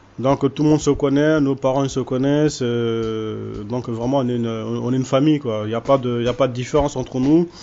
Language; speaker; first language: French; early bilingual, other home language; Soninke